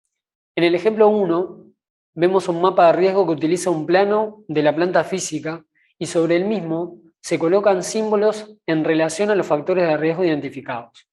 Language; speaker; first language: Spanish; native; Spanish